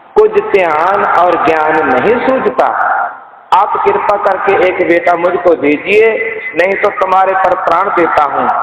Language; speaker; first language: Hindi; non-native, local second language; Punjabi